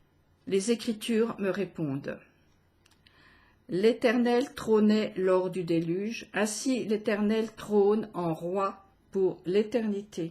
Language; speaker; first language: French; native; French